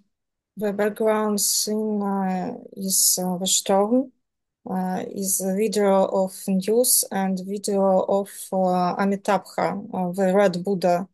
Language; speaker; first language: English; non-native, learner; Serbian